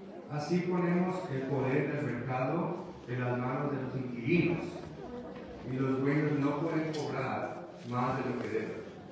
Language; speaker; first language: Spanish; early bilingual, heritage; Spanish